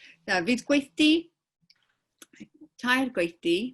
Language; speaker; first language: Welsh; non-native, fluent; English